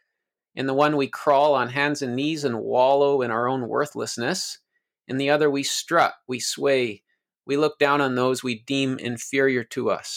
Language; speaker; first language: English; native; English